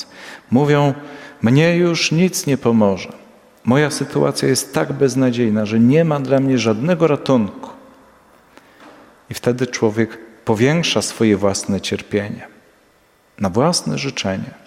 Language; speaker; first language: Polish; native; Polish